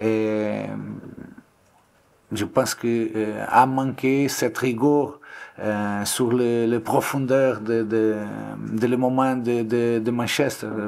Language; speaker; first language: French; non-native, learner; Portuguese